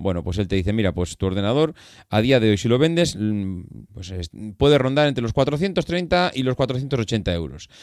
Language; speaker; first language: Spanish; native; Spanish